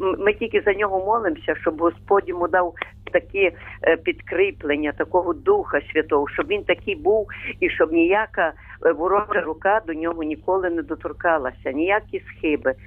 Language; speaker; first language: Ukrainian; native; Ukrainian